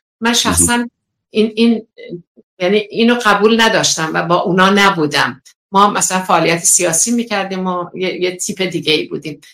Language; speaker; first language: Persian; non-native, local second language; Azerbaijani